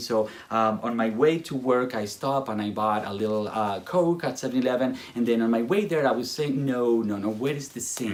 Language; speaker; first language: English; non-native, fluent; Spanish